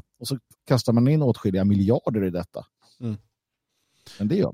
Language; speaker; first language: Swedish; native; Swedish